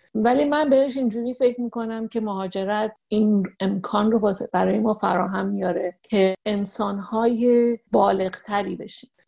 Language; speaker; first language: Persian; native; Persian